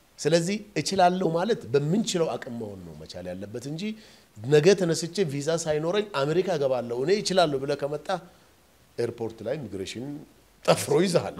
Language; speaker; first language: Amharic; non-native, local second language; Oromo